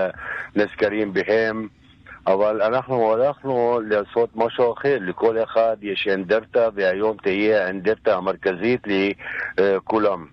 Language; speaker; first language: Hebrew; non-native, local second language; Arabic